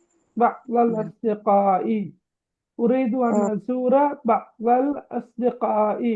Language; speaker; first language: Arabic; non-native, fluent; Tamil